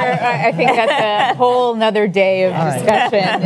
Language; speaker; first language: English; native; English